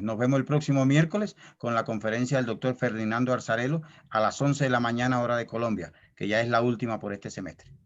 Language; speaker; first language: Spanish; native; Spanish